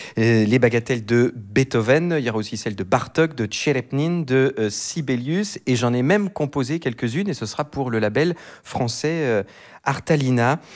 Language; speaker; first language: French; native; French